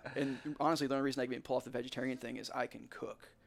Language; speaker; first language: English; native; English